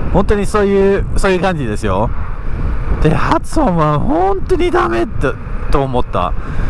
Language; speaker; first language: Japanese; non-native, fluent; English